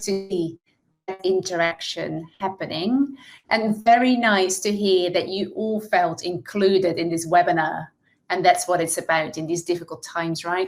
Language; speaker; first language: English; non-native, fluent; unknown